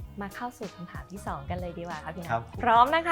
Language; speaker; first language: Thai; native; Thai